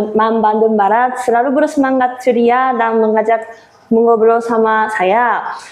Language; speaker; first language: Indonesian; non-native, fluent; Japanese